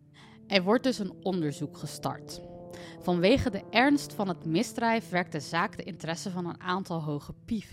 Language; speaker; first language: Dutch; native; Dutch